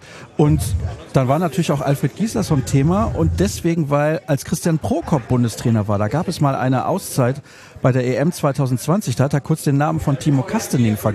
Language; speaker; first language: German; native; German